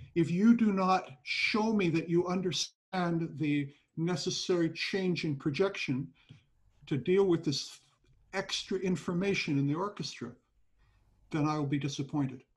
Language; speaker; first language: English; native; English